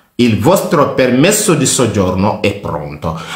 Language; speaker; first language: Italian; non-native, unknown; Mandingo